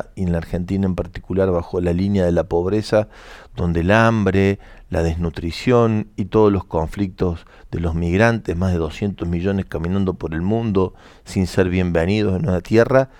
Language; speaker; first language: Spanish; native; Spanish